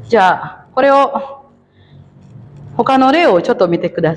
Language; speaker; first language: Japanese; non-native, fluent; Indonesian